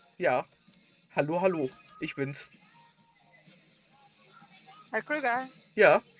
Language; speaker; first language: German; native; German